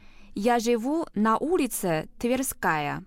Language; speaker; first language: Russian; non-native, fluent; Chinese